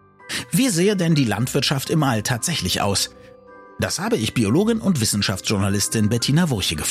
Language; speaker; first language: German; native; German